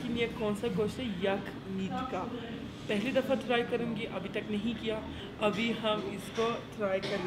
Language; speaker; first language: Hindi; non-native, fluent; Turkish